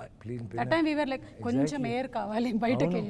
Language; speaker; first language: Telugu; native; Telugu